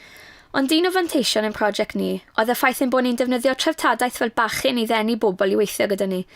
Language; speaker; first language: Welsh; native; Welsh